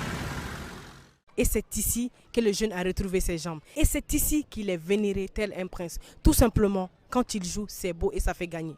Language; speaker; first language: French; non-native, local second language; Bambara